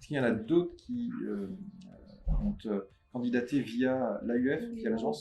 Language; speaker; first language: French; native; French